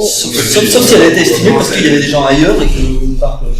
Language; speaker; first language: French; native; French